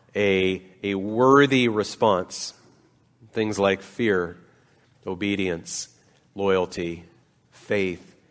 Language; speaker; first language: English; native; English